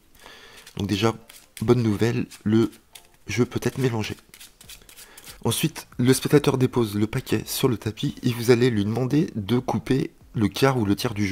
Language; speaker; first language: French; native; French